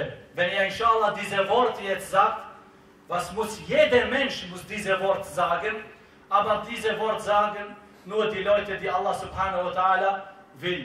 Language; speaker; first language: German; non-native, learner; Albanian